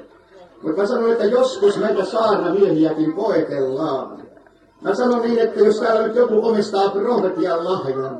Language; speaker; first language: Finnish; native; Finnish